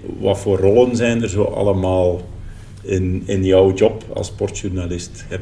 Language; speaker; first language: Dutch; native; Dutch